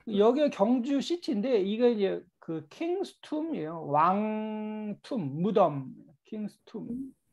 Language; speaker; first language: Korean; native; Korean